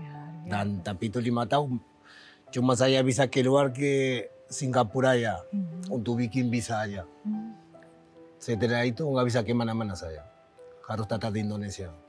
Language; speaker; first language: Indonesian; non-native, learner; Spanish